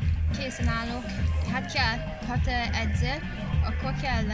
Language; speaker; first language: Hungarian; early bilingual, heritage; English